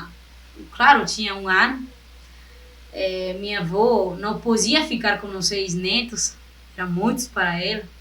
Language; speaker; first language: Portuguese; non-native, fluent; Spanish